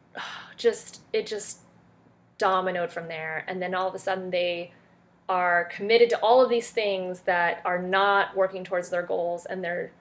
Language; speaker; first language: English; early bilingual, other home language; French